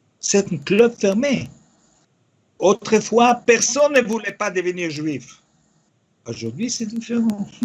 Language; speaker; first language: French; non-native, fluent; Yiddish